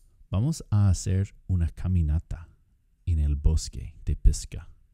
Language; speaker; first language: Spanish; non-native, fluent; English